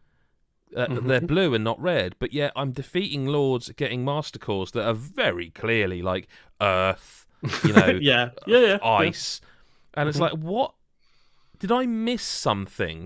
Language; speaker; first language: English; native; English